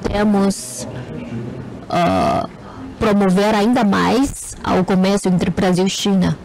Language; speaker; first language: Portuguese; non-native, fluent; Chinese